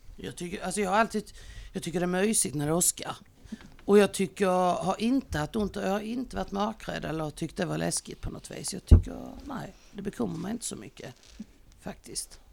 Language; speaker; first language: Swedish; native; Swedish